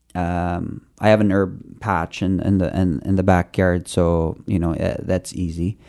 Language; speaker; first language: English; non-native, local second language; Filipino